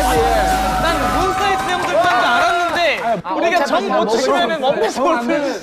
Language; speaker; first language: Korean; native; Korean